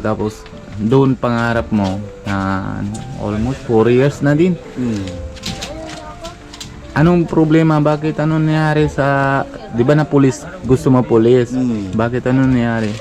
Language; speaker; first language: Filipino; non-native, learner; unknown